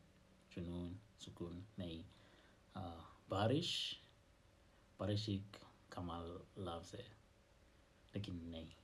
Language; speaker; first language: Hindi; non-native, learner; English